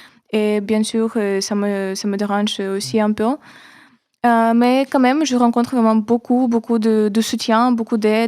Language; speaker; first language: French; non-native, fluent; Ukrainian